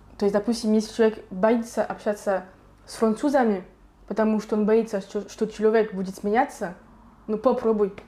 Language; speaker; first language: Russian; non-native, fluent; French